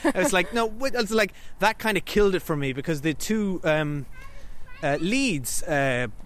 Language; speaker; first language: English; native; English